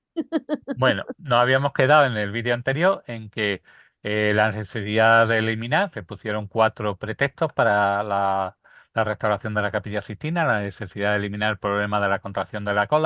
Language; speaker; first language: Spanish; native; Spanish